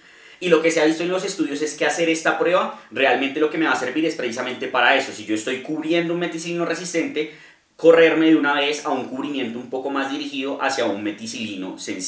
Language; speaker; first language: Spanish; native; Spanish